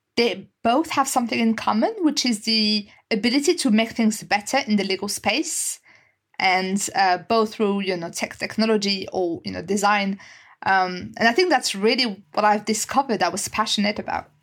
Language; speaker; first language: English; non-native, fluent; French